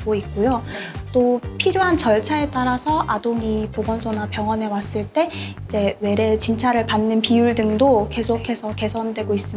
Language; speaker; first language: Korean; native; Korean